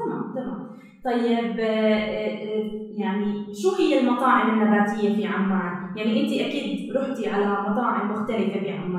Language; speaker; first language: Arabic; native; Arabic